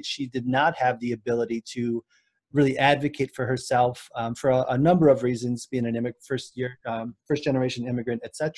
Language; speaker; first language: English; native; English